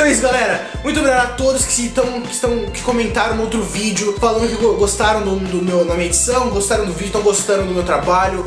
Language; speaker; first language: Portuguese; native; Portuguese